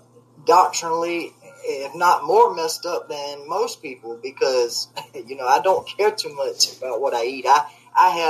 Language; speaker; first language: English; native; English